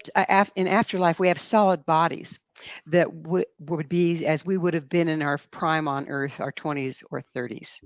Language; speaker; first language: English; native; English